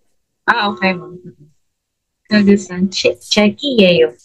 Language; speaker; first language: Korean; non-native, learner; Filipino